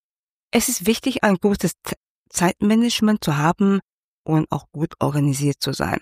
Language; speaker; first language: German; non-native, fluent; Cantonese